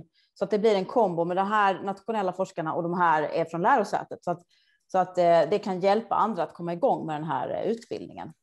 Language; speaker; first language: Swedish; native; Swedish